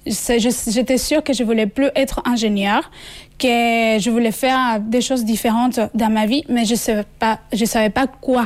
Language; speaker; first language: French; non-native, fluent; Spanish